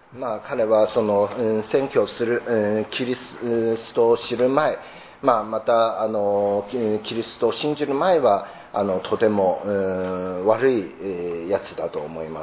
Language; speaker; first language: Japanese; non-native, fluent; Chinese